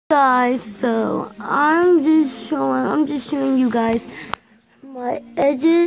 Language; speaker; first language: English; native; English